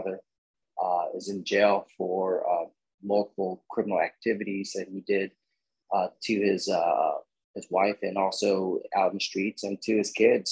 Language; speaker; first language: English; native; English